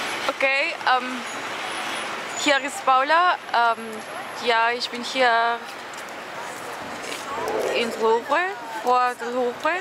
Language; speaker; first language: German; non-native, learner; Spanish